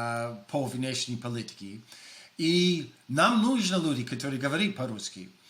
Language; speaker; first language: Russian; non-native, fluent; English